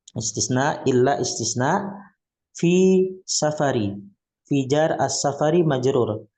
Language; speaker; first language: Arabic; non-native, learner; Indonesian